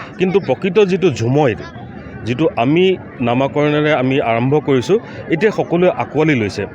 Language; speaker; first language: Assamese; non-native, local second language; Sadri